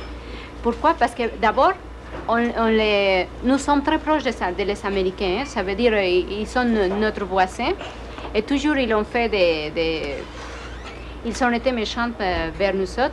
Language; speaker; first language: French; non-native, learner; Spanish